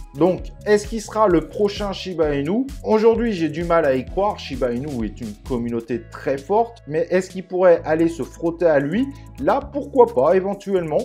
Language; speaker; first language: French; native; French